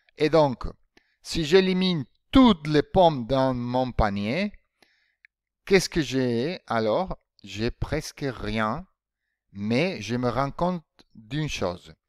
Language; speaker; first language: French; non-native, fluent; Spanish